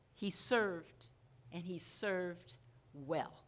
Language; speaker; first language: English; non-native, fluent; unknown